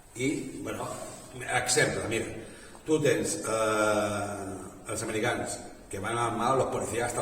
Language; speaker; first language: Spanish; native; Spanish